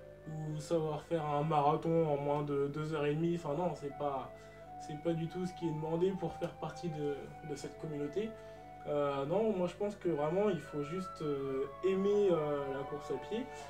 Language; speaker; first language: French; native; French